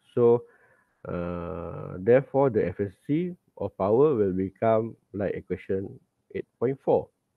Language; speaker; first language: English; non-native, local second language; Malay